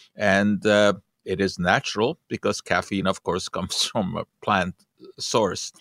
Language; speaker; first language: English; non-native, fluent; Hungarian